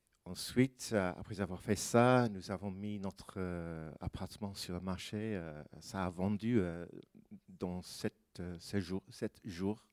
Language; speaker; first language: French; non-native, fluent; English